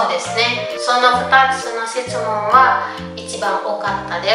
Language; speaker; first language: Japanese; non-native, fluent; Indonesian